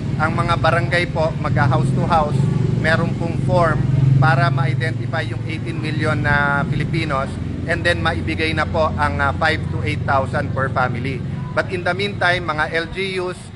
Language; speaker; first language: Filipino; native; Filipino